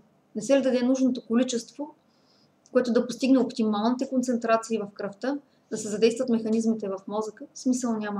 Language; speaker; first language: Bulgarian; native; Bulgarian